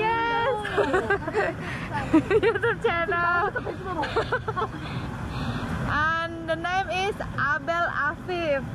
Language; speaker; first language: English; non-native, learner; Indonesian